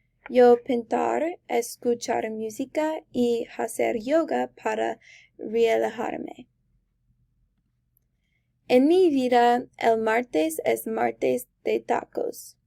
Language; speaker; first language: Spanish; non-native, learner; English